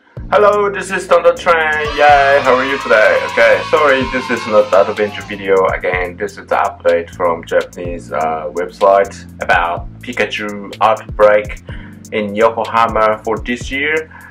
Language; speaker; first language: English; non-native, fluent; Japanese